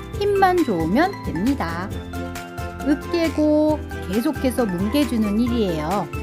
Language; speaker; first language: Korean; native; Korean